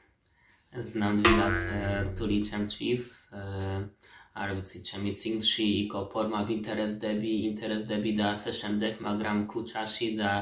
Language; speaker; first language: Georgian; non-native, learner; Polish